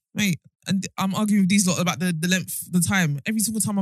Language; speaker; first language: English; native; English